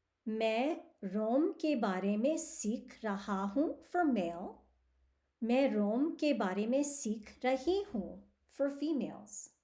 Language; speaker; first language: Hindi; early bilingual, heritage; Hindi